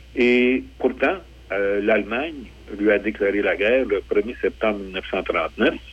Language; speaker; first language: French; early bilingual, other home language; Polish